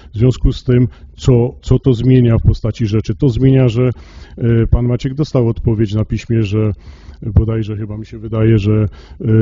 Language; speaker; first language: Polish; native; Polish